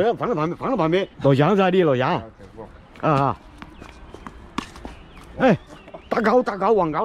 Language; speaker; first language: Chinese; native; Chinese